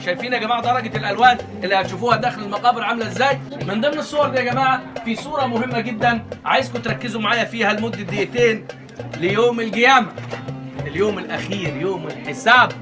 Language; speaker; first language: Arabic; native; Arabic